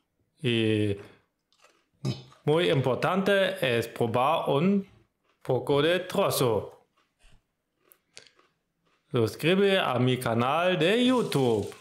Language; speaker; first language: Spanish; non-native, learner; German